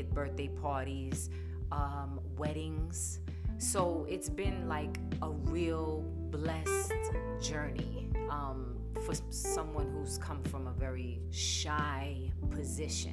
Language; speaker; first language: English; native; English